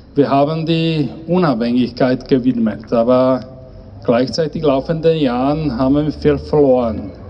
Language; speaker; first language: German; non-native, learner; Czech